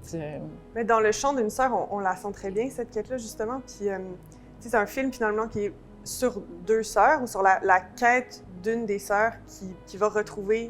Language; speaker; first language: French; native; French